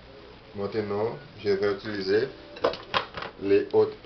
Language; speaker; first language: French; non-native, learner; Portuguese